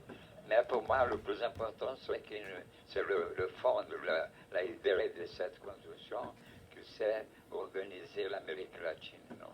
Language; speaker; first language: French; non-native, fluent; Portuguese